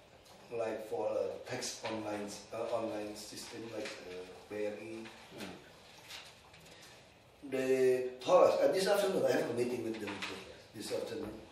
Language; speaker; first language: English; non-native, learner; Indonesian